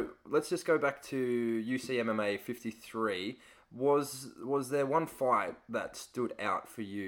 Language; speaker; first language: English; native; English